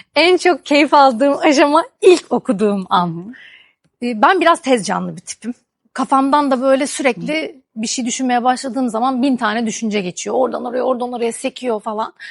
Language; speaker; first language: Turkish; native; Turkish